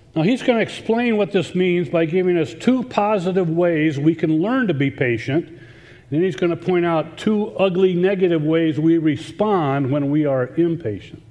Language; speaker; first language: English; native; English